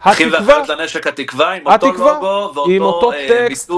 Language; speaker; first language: Hebrew; native; Hebrew